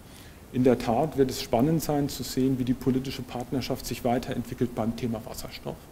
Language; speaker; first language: German; native; German